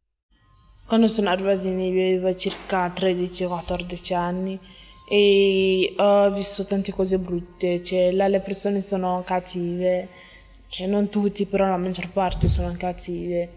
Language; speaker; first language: Italian; non-native, fluent; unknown